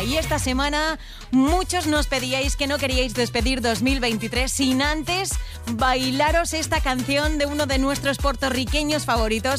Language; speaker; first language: Spanish; native; Spanish